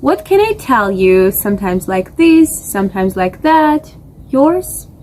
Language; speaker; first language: English; non-native, fluent; Georgian